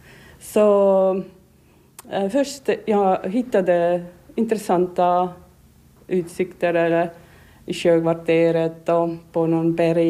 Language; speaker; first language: Swedish; non-native, learner; Finnish